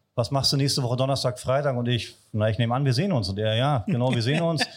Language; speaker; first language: German; native; German